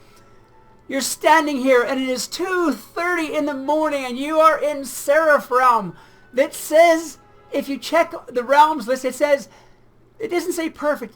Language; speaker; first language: English; native; English